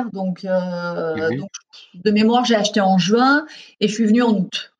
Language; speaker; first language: French; native; French